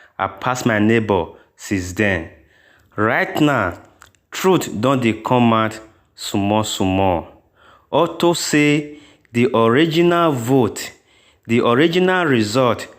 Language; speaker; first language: Nigerian Pidgin; native; Nigerian Pidgin